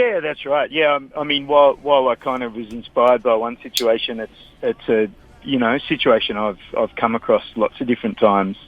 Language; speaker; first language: English; native; English